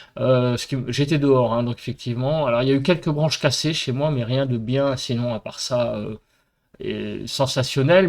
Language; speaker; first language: French; native; French